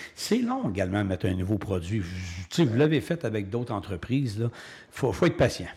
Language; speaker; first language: French; native; French